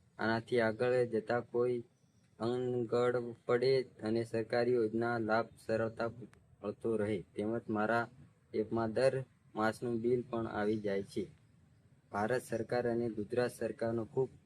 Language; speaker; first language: Gujarati; native; Gujarati